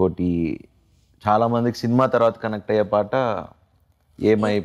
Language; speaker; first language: Telugu; native; Telugu